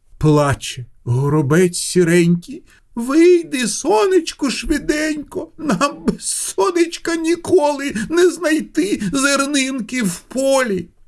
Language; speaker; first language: Ukrainian; non-native, local second language; Russian